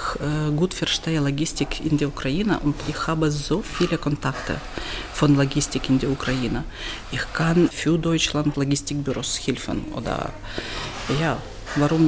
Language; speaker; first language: German; non-native, learner; Ukrainian